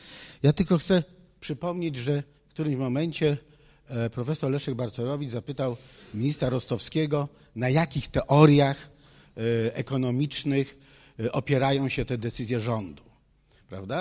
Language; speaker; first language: Polish; native; Polish